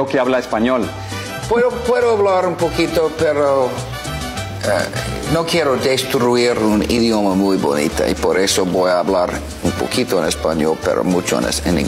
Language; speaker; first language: Spanish; non-native, learner; English